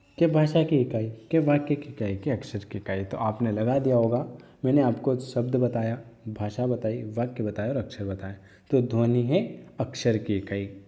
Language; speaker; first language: Hindi; native; Hindi